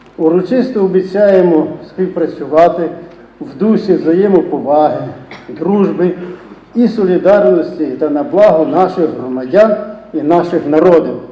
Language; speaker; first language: Ukrainian; native; Ukrainian